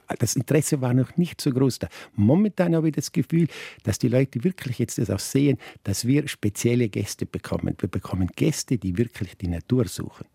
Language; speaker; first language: German; native; German